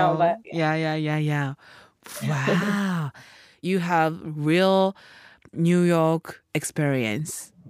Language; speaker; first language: English; non-native, learner; Japanese